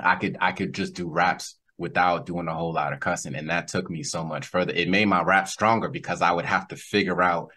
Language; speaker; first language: English; native; English